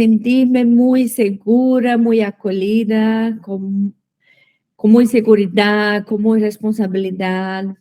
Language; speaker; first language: Spanish; non-native, learner; Portuguese